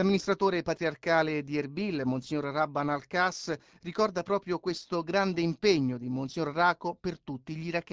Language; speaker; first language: Italian; native; Italian